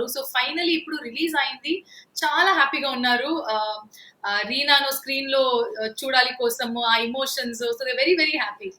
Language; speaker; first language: Telugu; non-native, local second language; Kannada